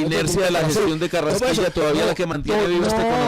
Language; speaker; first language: Spanish; native; Spanish